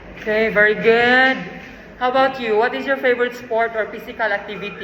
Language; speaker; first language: English; non-native, fluent; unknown